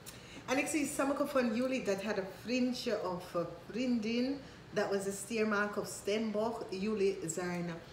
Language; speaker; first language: Dutch; non-native, fluent; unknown